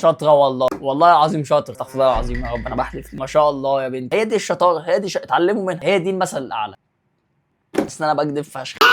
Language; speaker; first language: Arabic; native; Arabic